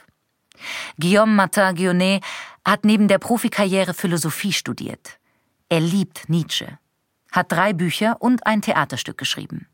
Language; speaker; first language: German; native; German